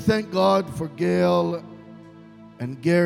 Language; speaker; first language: English; non-native, fluent; Hebrew